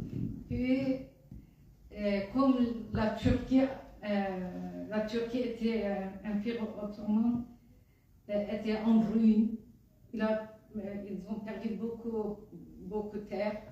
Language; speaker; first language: French; non-native, fluent; Kurdish